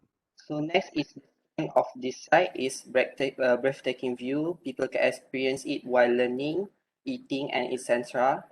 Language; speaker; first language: English; non-native, local second language; Malay